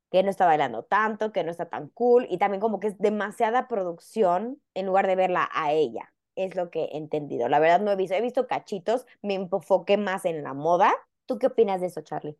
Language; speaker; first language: Spanish; native; Spanish